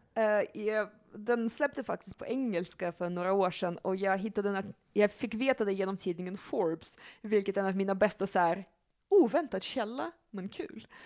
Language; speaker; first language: Swedish; early bilingual, other home language; Russian